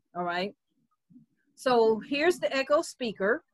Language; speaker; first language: English; native; English